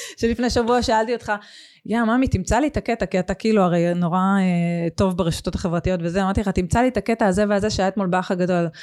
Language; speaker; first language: Hebrew; native; Hebrew